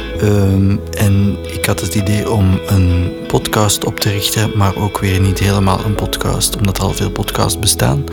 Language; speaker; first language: Dutch; native; Dutch